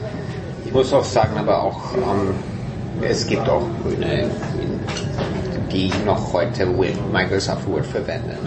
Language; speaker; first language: German; non-native, fluent; English